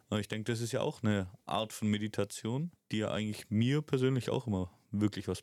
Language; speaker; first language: German; native; German